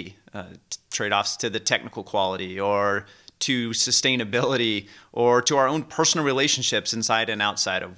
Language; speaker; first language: English; native; English